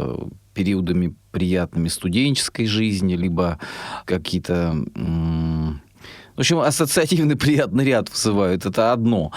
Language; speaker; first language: Russian; native; Russian